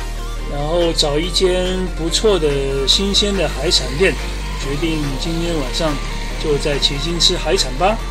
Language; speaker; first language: Chinese; native; Chinese